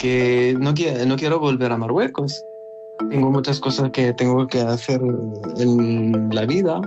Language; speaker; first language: Spanish; non-native, learner; Arabic